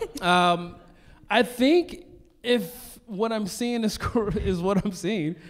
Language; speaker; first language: English; native; English